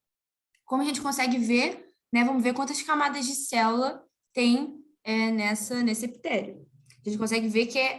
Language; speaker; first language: Portuguese; native; Portuguese